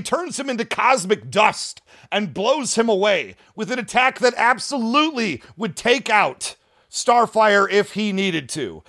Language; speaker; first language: English; native; English